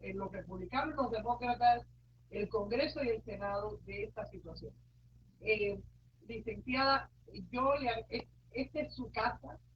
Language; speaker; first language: Spanish; native; Spanish